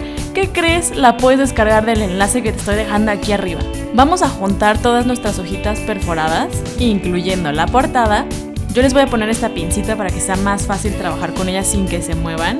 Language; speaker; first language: Spanish; native; Spanish